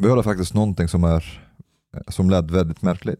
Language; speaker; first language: Swedish; non-native, fluent; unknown